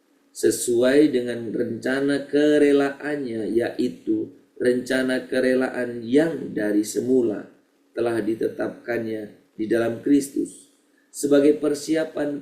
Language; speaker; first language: Indonesian; native; Indonesian